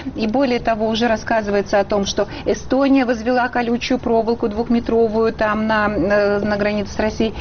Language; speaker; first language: Russian; native; Russian